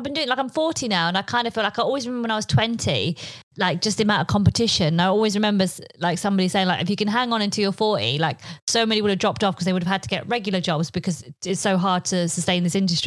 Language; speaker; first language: English; non-native, local second language; Polish